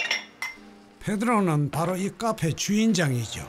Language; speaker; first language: Korean; native; Korean